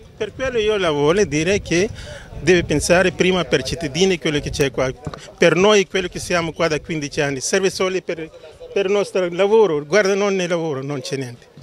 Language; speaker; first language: Italian; non-native, learner; Urdu